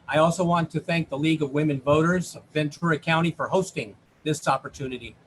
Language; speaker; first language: English; native; English